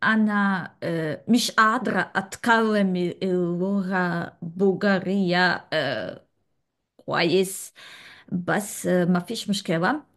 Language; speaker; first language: Arabic; non-native, learner; Serbian